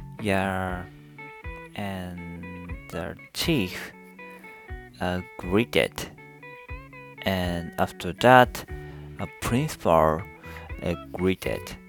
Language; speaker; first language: English; non-native, learner; Japanese